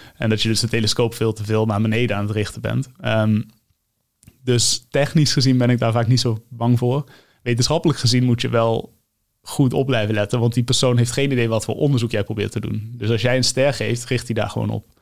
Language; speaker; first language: Dutch; native; Dutch